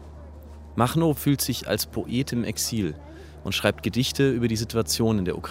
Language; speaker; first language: German; native; German